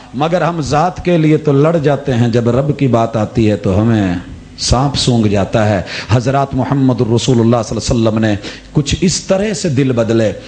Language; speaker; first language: Urdu; non-native, local second language; Punjabi